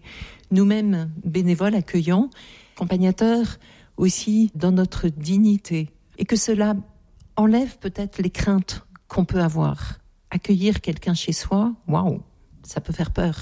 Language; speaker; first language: French; native; French